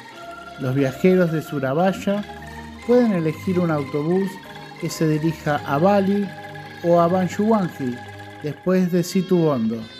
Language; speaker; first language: Spanish; non-native, fluent; Indonesian